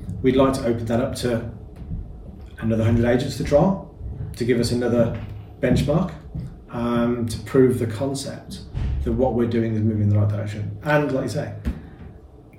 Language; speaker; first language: English; native; English